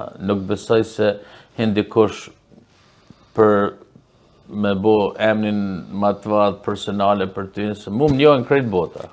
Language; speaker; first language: Albanian; early bilingual, heritage; Albanian